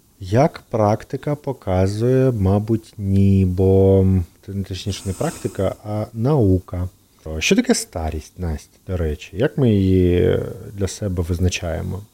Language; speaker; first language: Ukrainian; native; Ukrainian